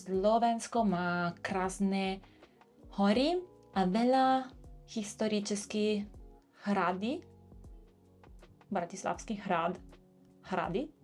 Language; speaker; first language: Slovak; non-native, learner; Italian